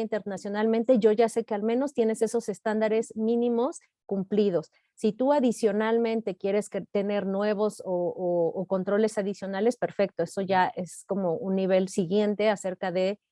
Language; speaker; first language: Spanish; native; Spanish